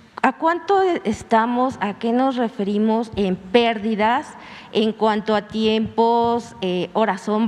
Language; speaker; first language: Spanish; native; Spanish